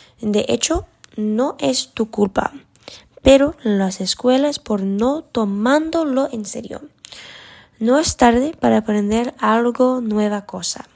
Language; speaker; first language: Spanish; non-native, learner; English